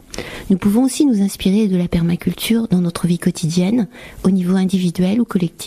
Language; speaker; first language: French; native; French